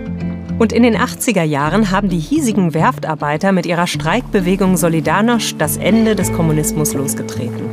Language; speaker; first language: German; native; German